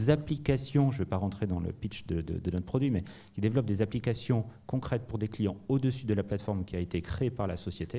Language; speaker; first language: French; native; French